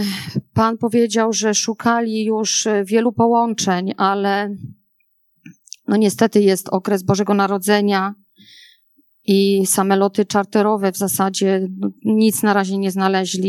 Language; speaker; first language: Polish; native; Polish